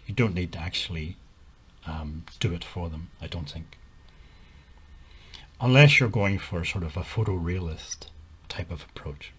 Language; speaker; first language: English; native; English